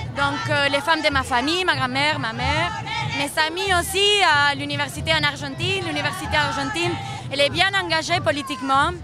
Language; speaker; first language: French; non-native, fluent; Spanish